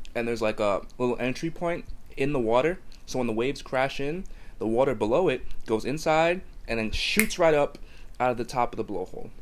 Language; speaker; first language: English; native; English